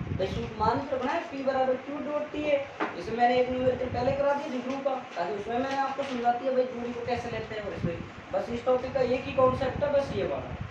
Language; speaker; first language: Hindi; native; Hindi